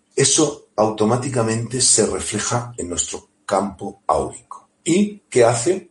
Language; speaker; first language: Spanish; native; Spanish